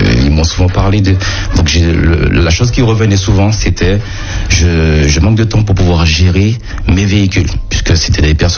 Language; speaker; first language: French; native; French